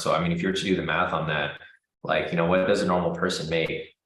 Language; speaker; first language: English; native; English